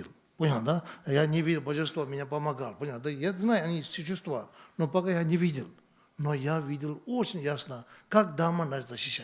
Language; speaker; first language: Russian; non-native, learner; Tibetan